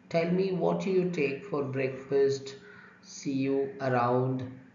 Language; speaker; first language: English; non-native, local second language; Tamil